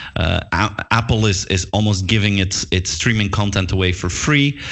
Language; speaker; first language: English; non-native, fluent; Dutch